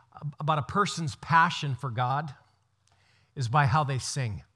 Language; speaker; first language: English; native; English